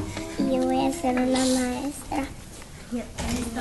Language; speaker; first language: Spanish; early bilingual, other home language; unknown